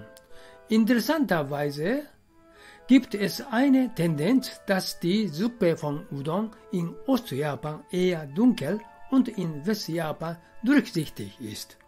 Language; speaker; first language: German; non-native, fluent; Japanese